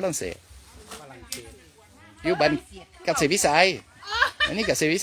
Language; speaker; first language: Thai; non-native, learner; French